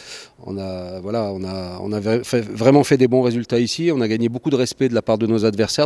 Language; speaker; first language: French; native; French